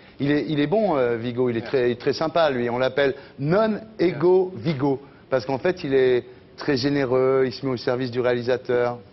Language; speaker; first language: French; native; French